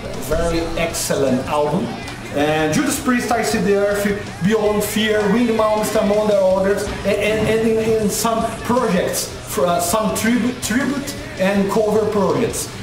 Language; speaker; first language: English; non-native, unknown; Portuguese